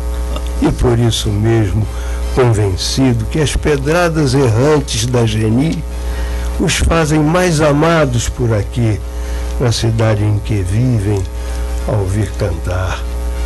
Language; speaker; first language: Portuguese; native; Portuguese